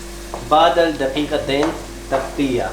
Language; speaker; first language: Arabic; non-native, learner; Urdu